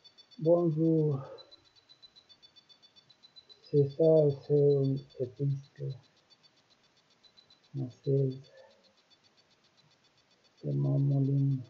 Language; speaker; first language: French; non-native, learner; Romanian